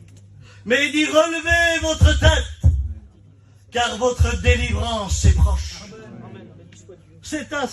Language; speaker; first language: French; native; French